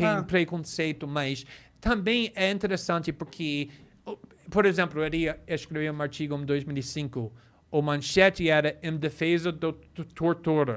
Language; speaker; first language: Portuguese; non-native, fluent; English